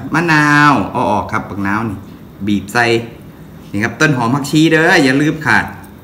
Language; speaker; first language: Thai; native; Thai